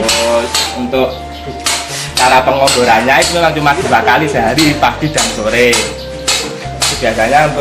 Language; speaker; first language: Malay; non-native, local second language; Javanese